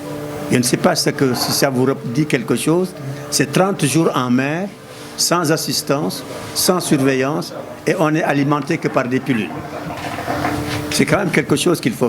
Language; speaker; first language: French; non-native, local second language; Wolof